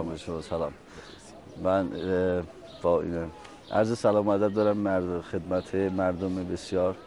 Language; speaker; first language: Persian; native; Persian